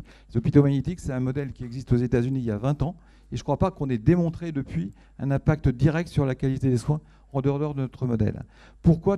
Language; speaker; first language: French; native; French